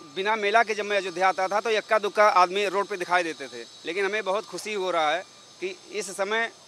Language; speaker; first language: Hindi; native; Hindi